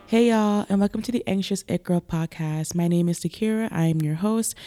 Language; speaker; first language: English; native; English